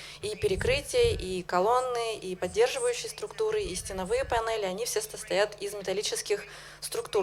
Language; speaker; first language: Russian; native; Russian